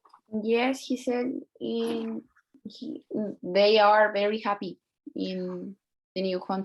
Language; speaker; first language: English; non-native, learner; Spanish